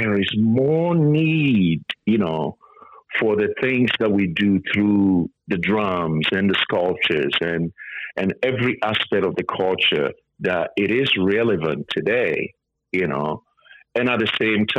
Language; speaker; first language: English; non-native, local second language; Akan